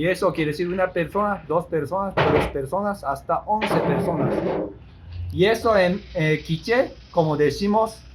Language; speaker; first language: Spanish; non-native, fluent; Japanese